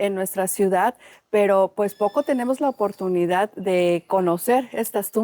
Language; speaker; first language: Spanish; native; Spanish